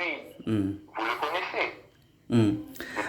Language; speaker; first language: French; non-native, local second language; Haitian Creole